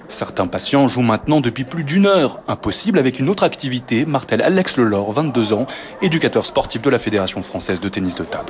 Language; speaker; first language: French; native; French